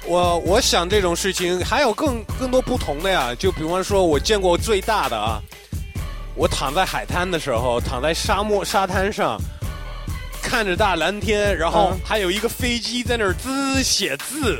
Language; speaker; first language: Chinese; early bilingual, heritage; Chinese